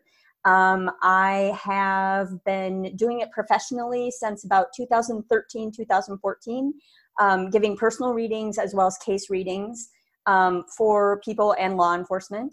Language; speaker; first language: English; native; English